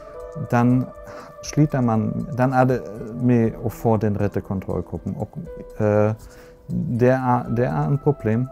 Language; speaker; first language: Norwegian; non-native, fluent; German